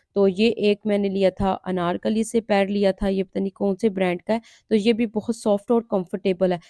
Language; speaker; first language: Urdu; non-native, local second language; Punjabi